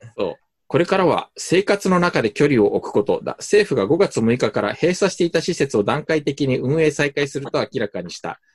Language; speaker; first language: Japanese; native; Japanese